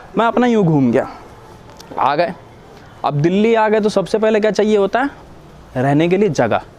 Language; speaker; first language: Hindi; native; Hindi